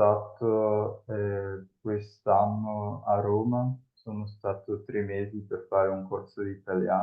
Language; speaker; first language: Italian; non-native, fluent; Spanish